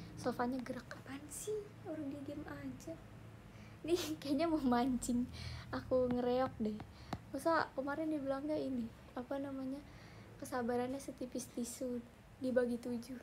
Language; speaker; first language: Indonesian; native; Indonesian